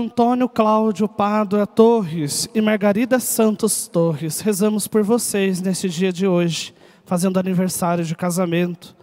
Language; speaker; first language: Portuguese; native; Portuguese